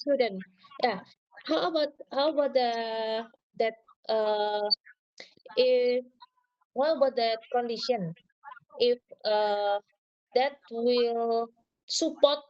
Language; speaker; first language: English; non-native, learner; Indonesian